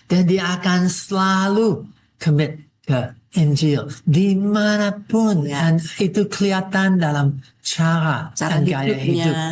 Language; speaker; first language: Indonesian; non-native, fluent; English